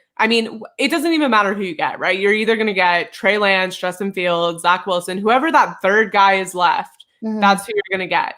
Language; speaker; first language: English; native; English